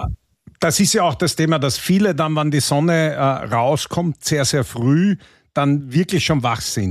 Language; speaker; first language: German; native; German